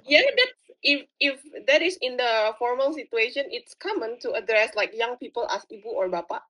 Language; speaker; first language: English; non-native, fluent; Indonesian